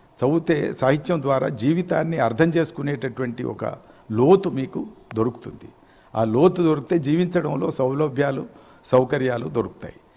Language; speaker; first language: Telugu; native; Telugu